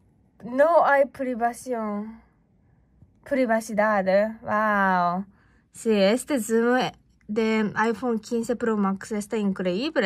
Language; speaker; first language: Spanish; non-native, learner; Japanese